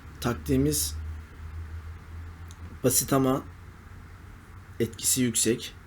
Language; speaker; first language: Turkish; native; Turkish